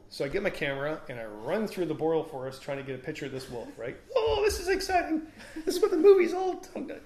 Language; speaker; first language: English; native; English